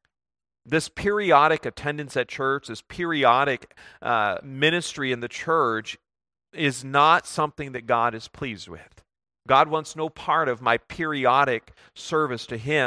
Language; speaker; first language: English; native; English